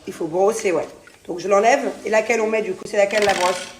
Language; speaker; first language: French; native; French